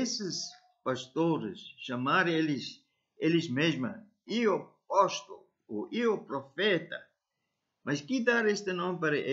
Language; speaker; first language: Portuguese; non-native, learner; English